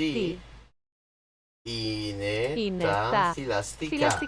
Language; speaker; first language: Greek; non-native, learner; English